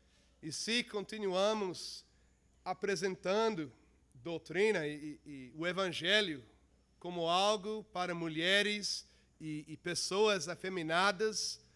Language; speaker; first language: Portuguese; non-native, fluent; English